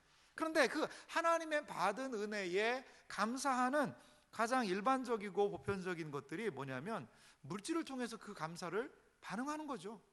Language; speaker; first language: Korean; native; Korean